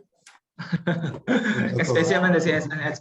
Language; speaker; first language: Spanish; non-native, learner; Chinese